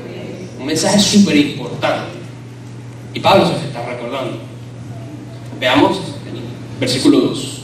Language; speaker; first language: Spanish; native; Spanish